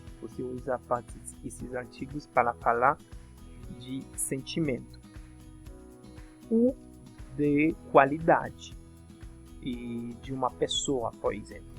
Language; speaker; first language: Portuguese; non-native, fluent; French